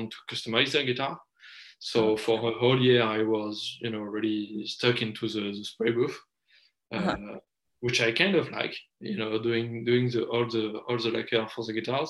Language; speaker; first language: English; non-native, fluent; French